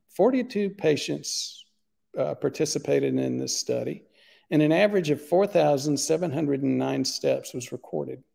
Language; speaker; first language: English; native; English